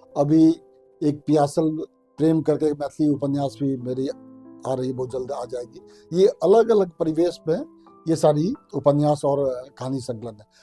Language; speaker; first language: Hindi; non-native, local second language; Maithili